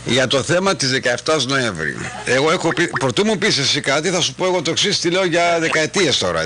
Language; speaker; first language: Greek; native; Greek